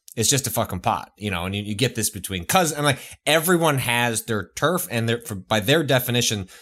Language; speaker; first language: English; native; English